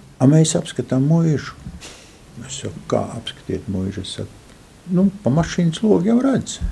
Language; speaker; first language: Latvian; native; Latvian